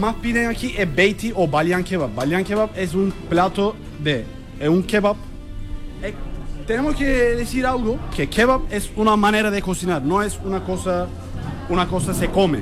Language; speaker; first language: Spanish; non-native, learner; Turkish